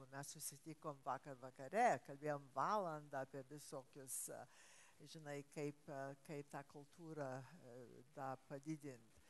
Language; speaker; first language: Lithuanian; early bilingual, heritage; English